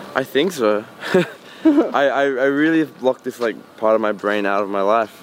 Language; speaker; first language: English; native; English